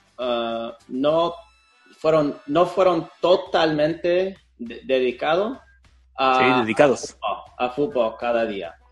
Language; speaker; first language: Spanish; non-native, fluent; English